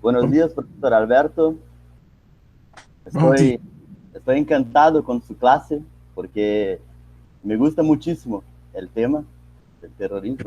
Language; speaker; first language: Spanish; non-native, learner; Portuguese